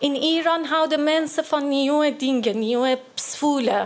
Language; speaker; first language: Dutch; non-native, learner; Persian